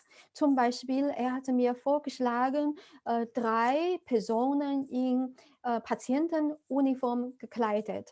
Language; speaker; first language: German; non-native, fluent; Chinese